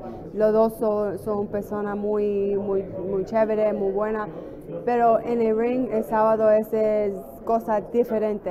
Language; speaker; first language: Spanish; early bilingual, heritage; English